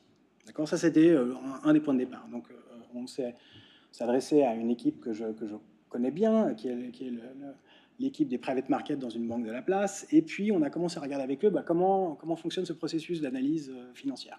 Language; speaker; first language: French; native; French